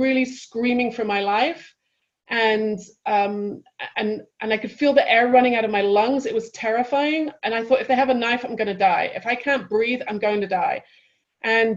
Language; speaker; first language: English; native; English